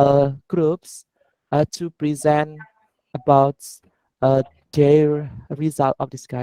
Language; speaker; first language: English; non-native, learner; Indonesian